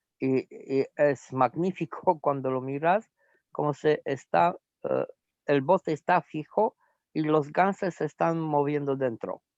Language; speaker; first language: Spanish; non-native, fluent; Romanian